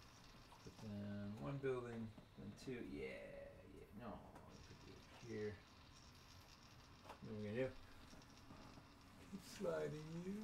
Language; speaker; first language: English; native; English